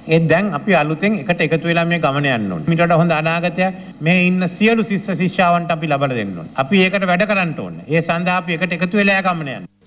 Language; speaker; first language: Sinhala; native; Sinhala